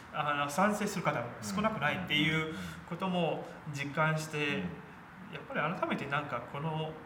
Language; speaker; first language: Japanese; non-native, fluent; Chinese